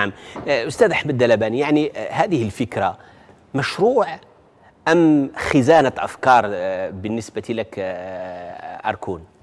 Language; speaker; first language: Arabic; native; Arabic